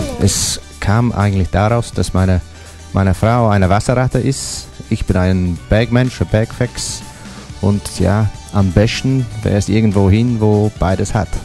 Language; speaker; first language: German; non-native, fluent; English